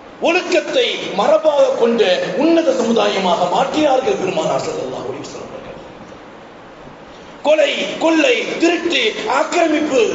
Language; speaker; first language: Tamil; native; Tamil